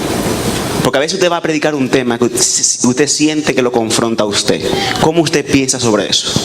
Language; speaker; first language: Spanish; native; Spanish